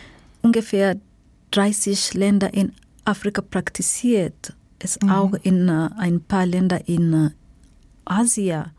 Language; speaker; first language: German; non-native, learner; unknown